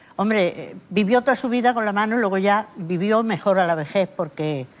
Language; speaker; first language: Spanish; native; Spanish